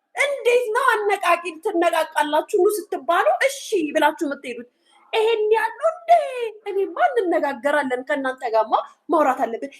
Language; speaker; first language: Amharic; native; Amharic